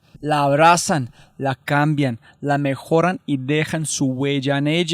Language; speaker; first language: Spanish; non-native, fluent; English